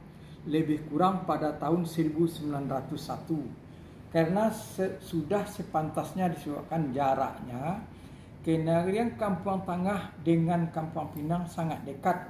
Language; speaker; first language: Indonesian; non-native, local second language; Minangkabau